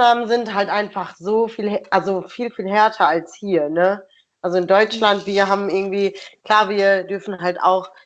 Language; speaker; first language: German; native; German